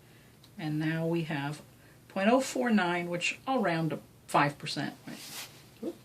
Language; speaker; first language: English; native; English